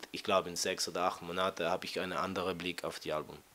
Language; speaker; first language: German; non-native, fluent; French